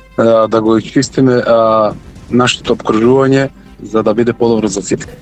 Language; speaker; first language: Macedonian; native; Macedonian